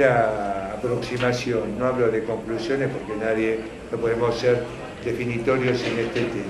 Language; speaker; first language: Spanish; native; Spanish